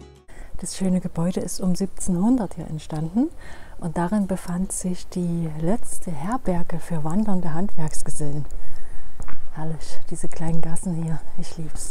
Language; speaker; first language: German; native; German